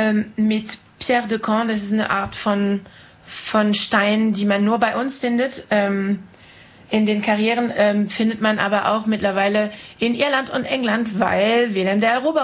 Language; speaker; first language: German; non-native, fluent; French